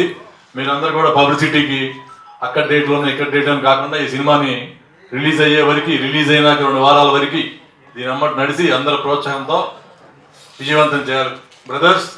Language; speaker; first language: Telugu; native; Telugu